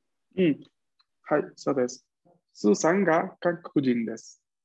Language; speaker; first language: Japanese; non-native, fluent; Spanish